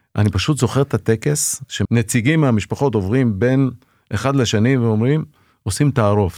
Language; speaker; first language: Hebrew; early bilingual, other home language; Persian